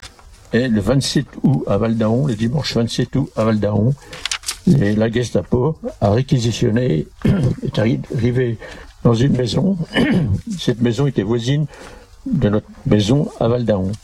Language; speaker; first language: French; native; French